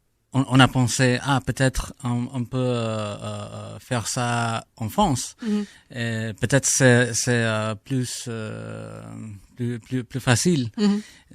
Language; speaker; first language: French; non-native, learner; English